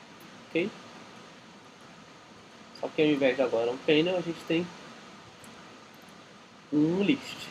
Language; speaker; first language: Portuguese; native; Portuguese